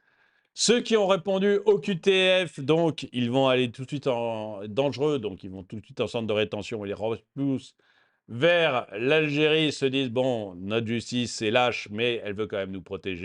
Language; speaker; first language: French; native; French